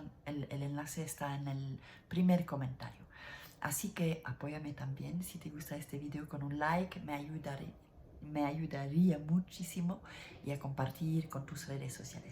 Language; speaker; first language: Spanish; non-native, learner; French